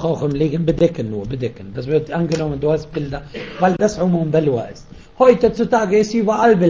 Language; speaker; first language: German; non-native, fluent; Arabic